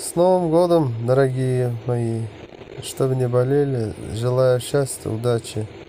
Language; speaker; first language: Russian; non-native, local second language; Uzbek